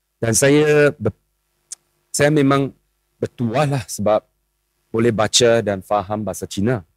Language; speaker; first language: Malay; non-native, local second language; Chinese